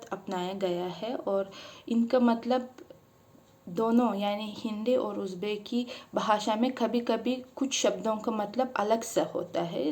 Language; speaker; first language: Hindi; non-native, fluent; Uzbek